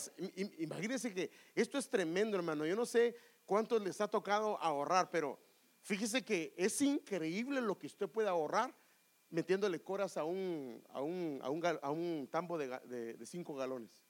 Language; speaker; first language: Spanish; native; Spanish